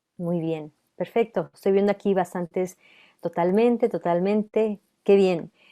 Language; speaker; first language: Spanish; early bilingual, heritage; Spanish